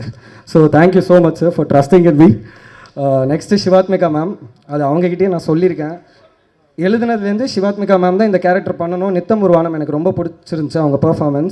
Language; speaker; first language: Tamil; native; Tamil